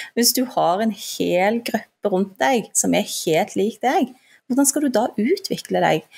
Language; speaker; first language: Norwegian; early bilingual, other home language; Turkish